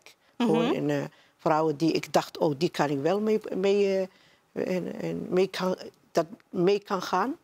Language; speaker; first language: Dutch; non-native, learner; Somali